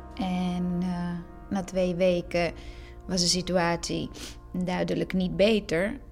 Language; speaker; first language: Dutch; non-native, fluent; Croatian